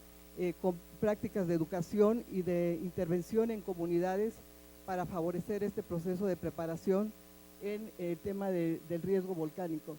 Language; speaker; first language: Spanish; native; Spanish